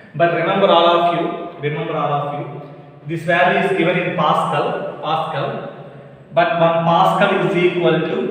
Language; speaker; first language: English; non-native, local second language; Telugu